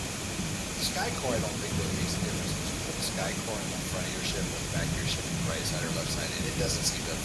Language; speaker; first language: English; native; English